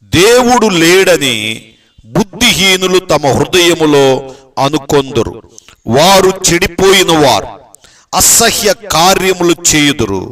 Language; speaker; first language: Telugu; native; Telugu